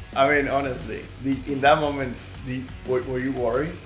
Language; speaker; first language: English; non-native, fluent; Spanish